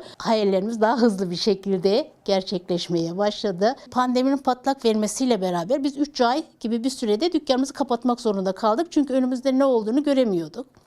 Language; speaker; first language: Turkish; native; Turkish